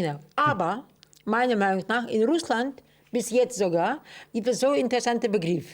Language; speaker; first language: German; non-native, fluent; Russian